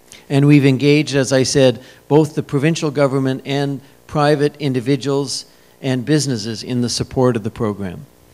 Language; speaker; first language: English; native; English